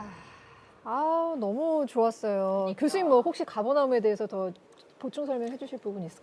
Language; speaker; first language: Korean; native; Korean